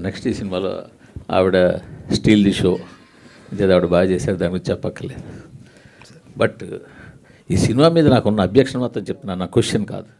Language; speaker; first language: Telugu; native; Telugu